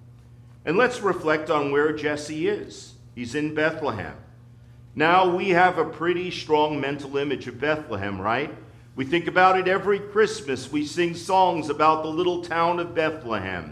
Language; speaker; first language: English; native; English